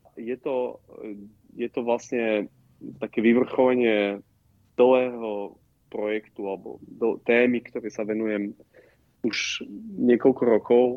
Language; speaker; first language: Slovak; native; Slovak